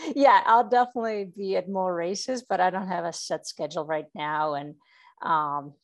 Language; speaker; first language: English; non-native, fluent; Czech